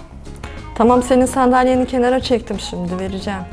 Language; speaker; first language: Turkish; native; Turkish